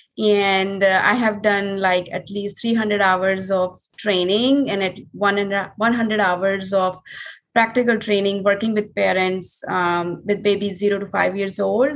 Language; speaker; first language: English; non-native, local second language; Hindi